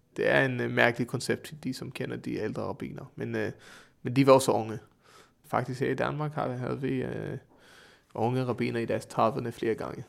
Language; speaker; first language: Danish; non-native, fluent; Hebrew